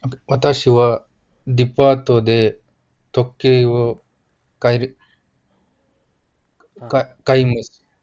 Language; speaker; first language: Japanese; non-native, learner; Kannada